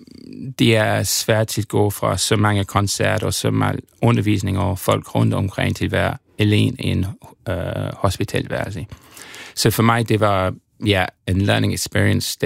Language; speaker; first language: Danish; non-native, fluent; English